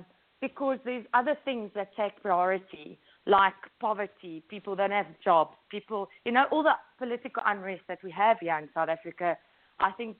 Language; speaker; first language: English; native; English